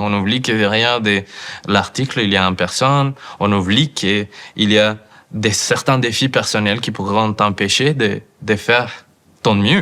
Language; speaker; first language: French; non-native, fluent; Spanish